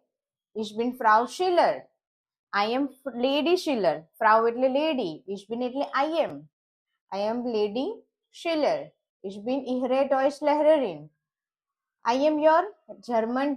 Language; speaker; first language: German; non-native, learner; Gujarati